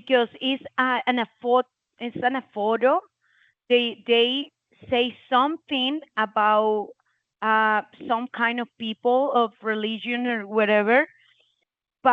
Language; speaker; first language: English; non-native, learner; Spanish